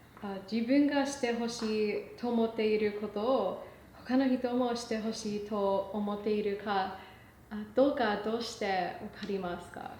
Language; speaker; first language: Japanese; non-native, learner; English